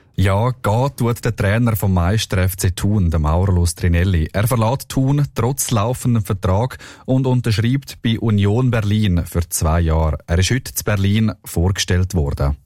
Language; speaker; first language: German; native; German